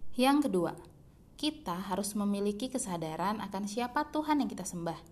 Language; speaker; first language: Indonesian; native; Indonesian